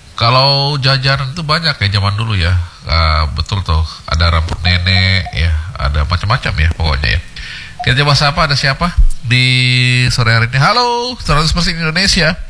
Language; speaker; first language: Indonesian; native; Indonesian